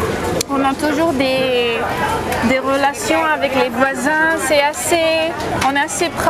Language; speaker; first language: French; early bilingual, heritage; French